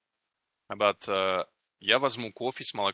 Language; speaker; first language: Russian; non-native, fluent; English